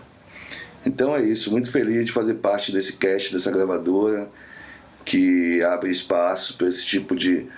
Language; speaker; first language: Portuguese; native; Portuguese